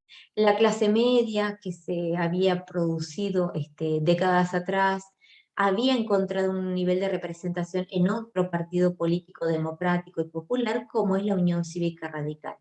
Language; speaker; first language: Spanish; native; Spanish